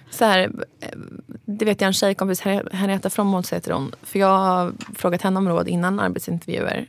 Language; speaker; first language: Swedish; early bilingual, other home language; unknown